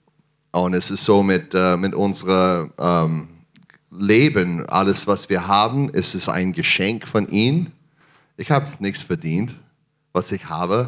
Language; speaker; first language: German; non-native, fluent; English